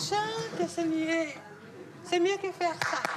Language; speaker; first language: French; non-native, fluent; Portuguese